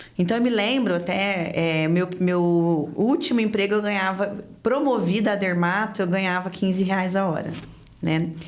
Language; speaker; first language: Portuguese; native; Portuguese